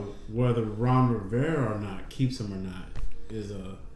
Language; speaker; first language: English; native; English